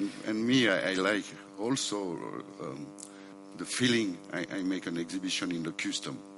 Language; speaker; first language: English; non-native, learner; French